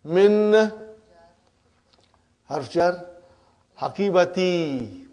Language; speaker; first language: Arabic; non-native, fluent; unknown